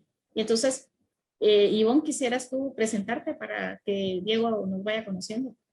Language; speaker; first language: Spanish; native; Spanish